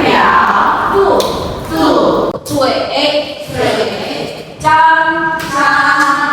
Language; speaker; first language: Chinese; non-native, fluent; Indonesian